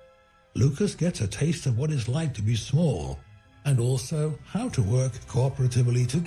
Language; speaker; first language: English; native; English